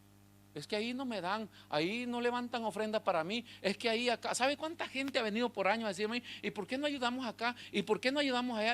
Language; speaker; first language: Spanish; native; Spanish